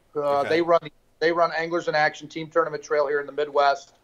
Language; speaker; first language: English; native; English